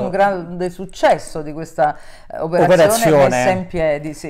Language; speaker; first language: Italian; native; Italian